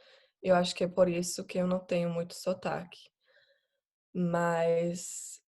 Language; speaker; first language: Portuguese; non-native, fluent; English